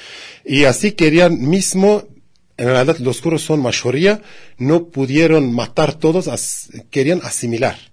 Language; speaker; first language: Spanish; non-native, learner; Kurdish